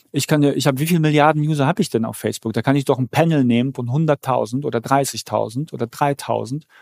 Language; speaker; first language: German; early bilingual, other home language; Polish